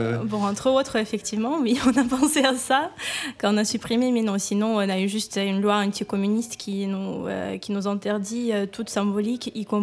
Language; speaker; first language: French; non-native, fluent; Ukrainian